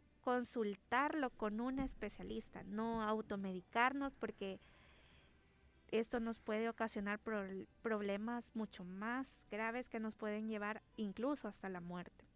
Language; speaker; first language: Spanish; native; Spanish